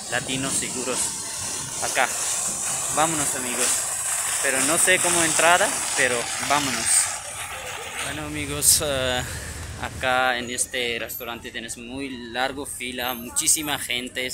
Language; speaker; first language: Spanish; non-native, learner; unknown